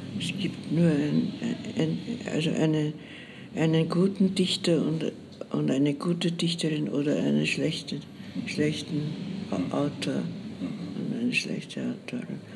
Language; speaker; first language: German; native; German